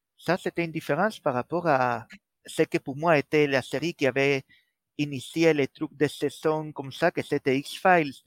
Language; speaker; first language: French; non-native, fluent; Spanish